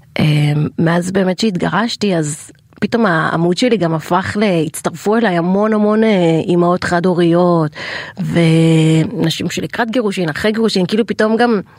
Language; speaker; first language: Hebrew; native; Hebrew